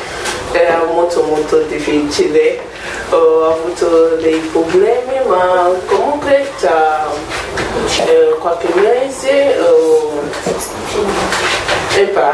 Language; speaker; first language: Italian; non-native, learner; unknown